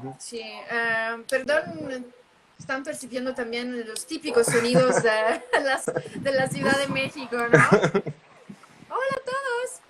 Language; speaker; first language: Spanish; non-native, fluent; Italian